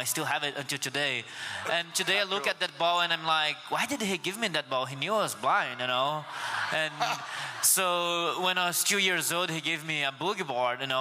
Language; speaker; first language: English; non-native, fluent; Portuguese